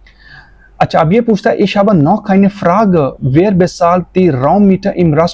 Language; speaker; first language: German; non-native, fluent; Hindi